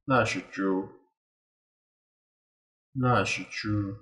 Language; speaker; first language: Chinese; non-native, learner; Korean